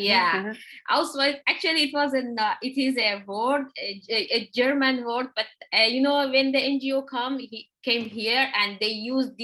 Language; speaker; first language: English; non-native, learner; Persian